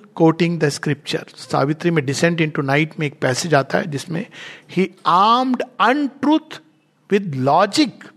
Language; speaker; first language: Hindi; native; Hindi